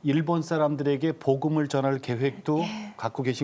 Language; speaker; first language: Korean; native; Korean